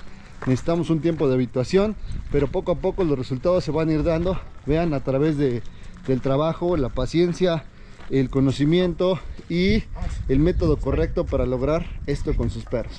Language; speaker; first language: Spanish; native; Spanish